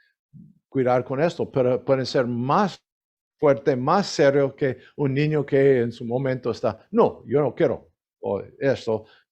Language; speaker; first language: Spanish; non-native, learner; English